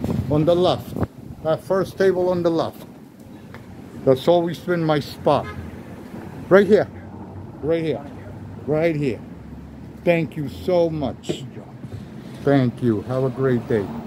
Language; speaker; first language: English; native; English